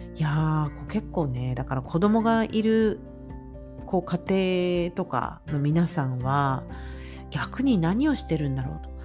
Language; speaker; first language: Japanese; native; Japanese